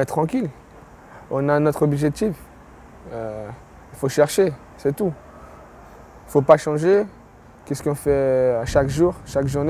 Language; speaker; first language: French; non-native, fluent; Portuguese